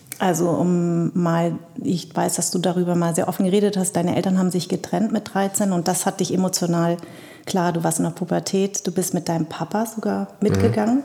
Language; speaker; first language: German; early bilingual, other home language; Vietnamese